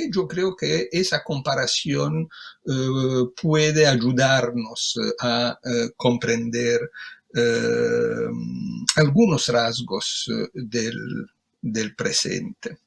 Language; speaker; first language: Spanish; non-native, fluent; Italian